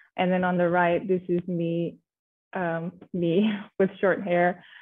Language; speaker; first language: English; non-native, fluent; Indonesian